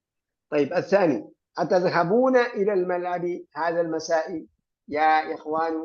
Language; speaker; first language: Arabic; non-native, fluent; Malayalam